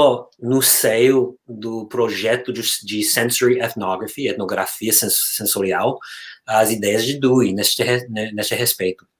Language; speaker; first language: Portuguese; non-native, fluent; English